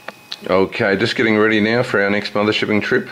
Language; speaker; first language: English; native; English